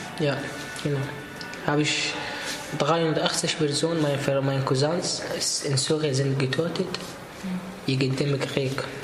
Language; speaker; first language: German; non-native, learner; Arabic